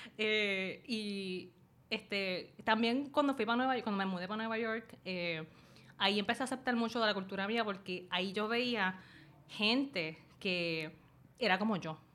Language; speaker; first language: Spanish; early bilingual, other home language; Chinese